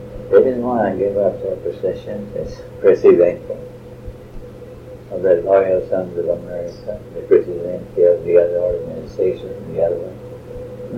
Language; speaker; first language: English; early bilingual, other home language; Spanish